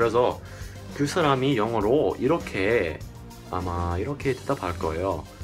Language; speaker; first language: Korean; non-native, fluent; English